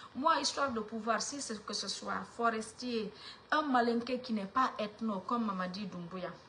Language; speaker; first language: French; non-native, local second language; Fula